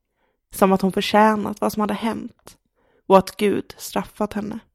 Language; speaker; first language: Swedish; native; Swedish